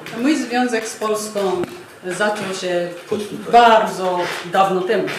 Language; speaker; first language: Polish; non-native, fluent; Japanese